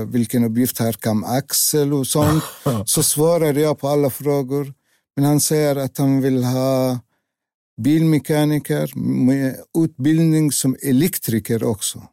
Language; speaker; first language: Swedish; non-native, learner; Arabic